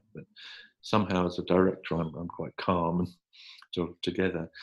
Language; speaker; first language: English; native; English